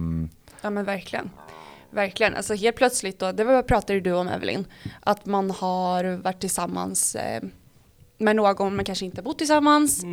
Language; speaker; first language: Swedish; native; Swedish